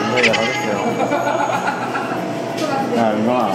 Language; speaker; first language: Korean; native; Korean